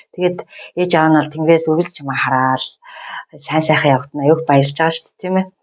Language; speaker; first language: Mongolian; native; Mongolian